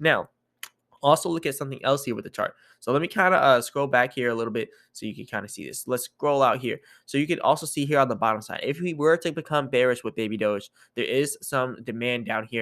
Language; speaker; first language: English; native; English